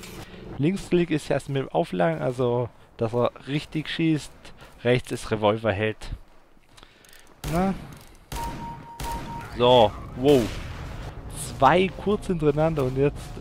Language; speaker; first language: German; native; German